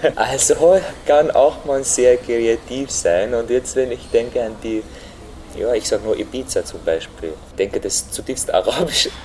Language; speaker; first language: German; non-native, fluent; Arabic